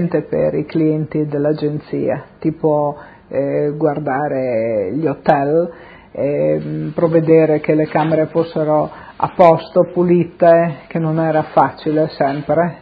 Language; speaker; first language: Italian; native; Italian